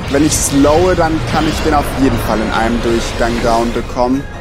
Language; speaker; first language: German; native; German